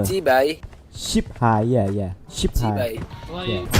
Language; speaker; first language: English; non-native, learner; Thai